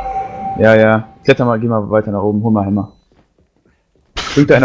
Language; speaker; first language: German; native; German